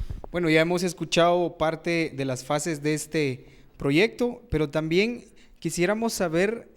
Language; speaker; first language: Spanish; native; Spanish